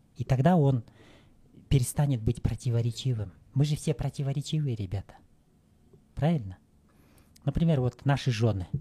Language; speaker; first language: Russian; non-native, local second language; Kyrgyz